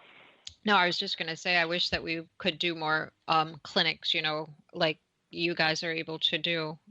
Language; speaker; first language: English; native; English